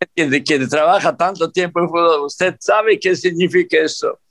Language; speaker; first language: Spanish; non-native, fluent; Serbian